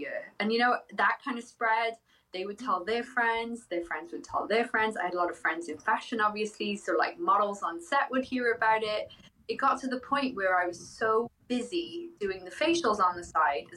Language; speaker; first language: English; native; English